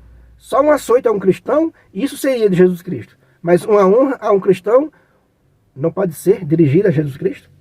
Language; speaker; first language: Portuguese; native; Portuguese